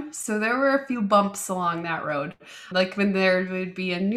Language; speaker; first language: English; native; English